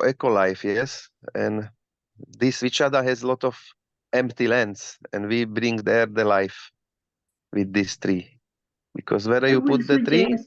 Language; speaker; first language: English; non-native, learner; Slovak